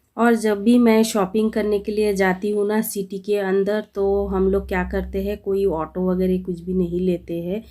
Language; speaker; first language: Hindi; non-native, local second language; Bangla